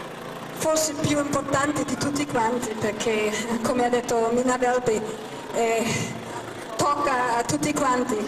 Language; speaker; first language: Italian; non-native, fluent; German